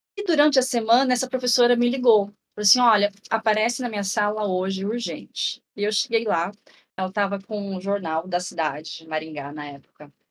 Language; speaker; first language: Portuguese; native; Portuguese